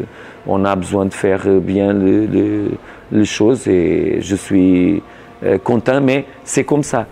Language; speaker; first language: French; non-native, learner; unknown